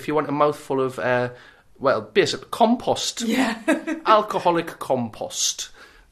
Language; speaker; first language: English; native; English